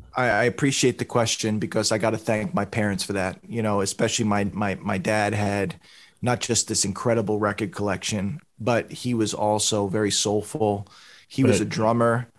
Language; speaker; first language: English; native; English